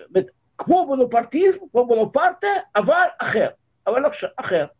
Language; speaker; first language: Hebrew; non-native, fluent; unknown